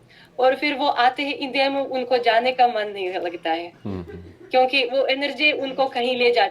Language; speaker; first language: Hindi; non-native, fluent; Russian